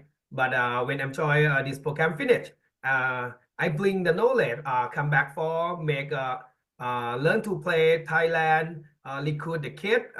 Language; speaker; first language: English; non-native, learner; Thai